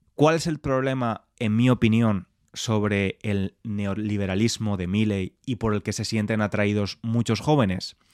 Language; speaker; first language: Spanish; native; Spanish